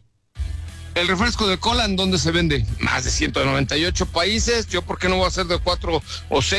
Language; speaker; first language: Spanish; native; Spanish